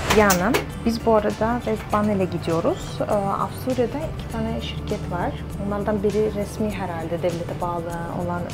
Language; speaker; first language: Turkish; non-native, fluent; Russian